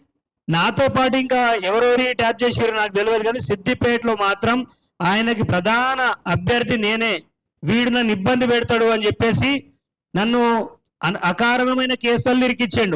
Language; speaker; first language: Telugu; native; Telugu